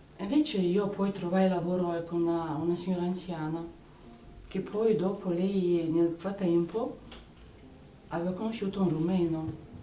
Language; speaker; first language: Italian; non-native, fluent; Romanian